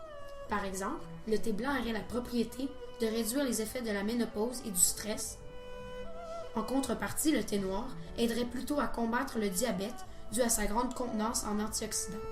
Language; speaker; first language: French; native; French